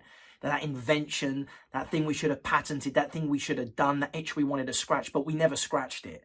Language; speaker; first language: English; native; English